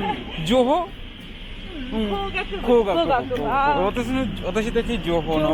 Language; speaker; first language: Japanese; non-native, learner; Bangla